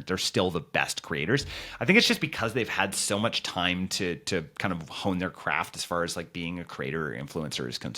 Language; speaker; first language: English; native; English